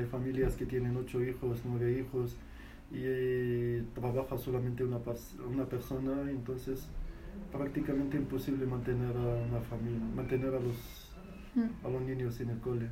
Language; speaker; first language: Spanish; non-native, fluent; Arabic